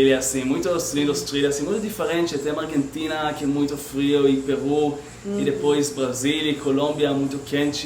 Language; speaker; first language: Portuguese; non-native, learner; Hebrew